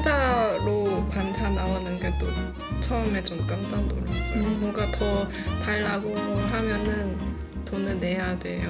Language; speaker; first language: Korean; non-native, learner; Cantonese